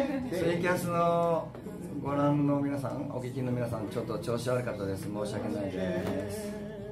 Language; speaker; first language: Japanese; native; Japanese